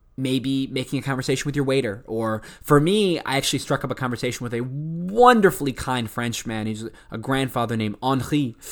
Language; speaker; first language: English; native; English